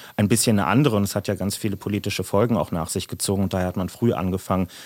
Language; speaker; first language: German; native; German